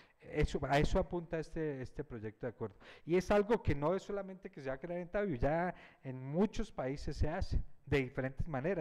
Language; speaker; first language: Spanish; native; Spanish